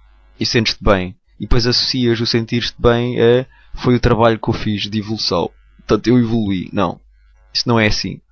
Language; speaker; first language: Portuguese; native; Portuguese